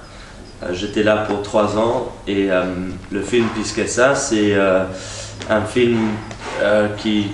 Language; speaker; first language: French; non-native, learner; English